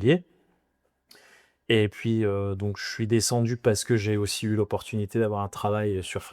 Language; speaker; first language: French; native; French